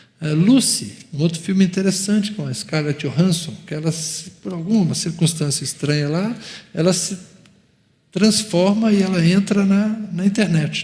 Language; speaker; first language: Portuguese; native; Portuguese